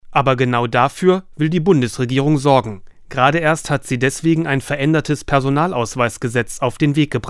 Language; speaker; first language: German; native; German